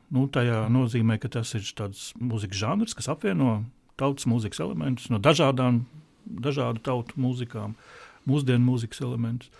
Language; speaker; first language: Latvian; native; Latvian